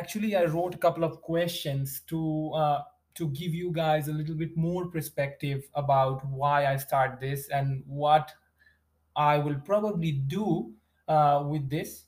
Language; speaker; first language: English; non-native, local second language; Bangla